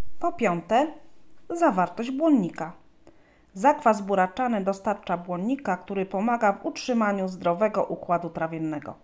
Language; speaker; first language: Polish; native; Polish